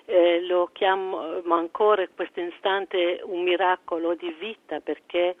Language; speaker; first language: Italian; early bilingual, heritage; French